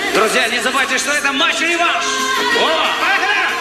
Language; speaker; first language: Russian; non-native, local second language; Uyghur